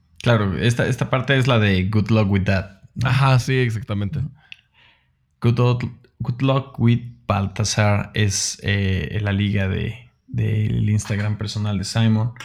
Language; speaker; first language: Spanish; native; Spanish